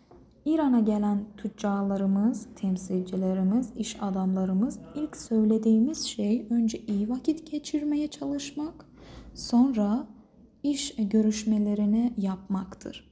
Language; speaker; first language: Turkish; non-native, fluent; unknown